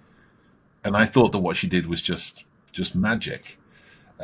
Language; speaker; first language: English; native; English